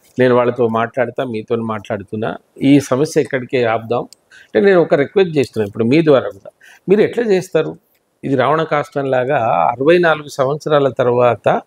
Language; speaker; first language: Telugu; non-native, local second language; Lambadi